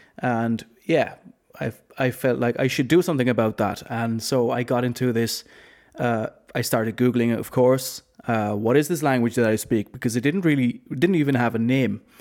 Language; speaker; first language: English; non-native, fluent; Low German